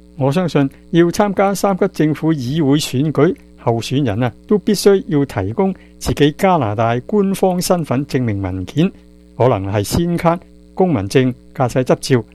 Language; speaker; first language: Chinese; non-native, local second language; Cantonese